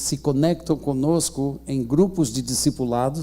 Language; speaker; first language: Portuguese; native; Portuguese